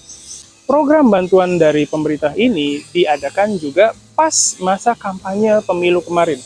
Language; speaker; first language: Indonesian; native; Indonesian